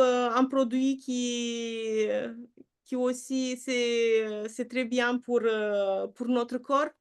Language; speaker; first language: French; non-native, fluent; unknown